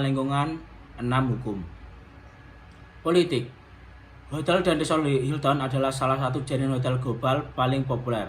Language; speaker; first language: Indonesian; native; Indonesian